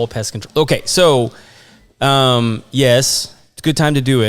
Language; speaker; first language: English; native; English